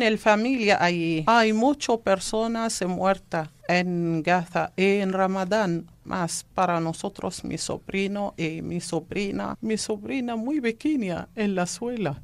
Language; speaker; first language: Spanish; non-native, learner; Arabic